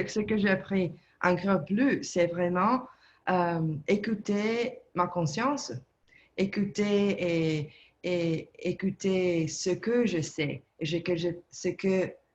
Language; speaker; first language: French; non-native, learner; Italian